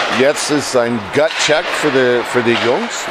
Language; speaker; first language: German; non-native, learner; English